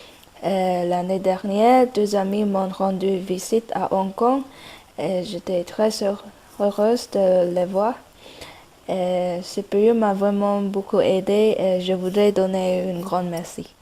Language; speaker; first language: French; non-native, fluent; Cantonese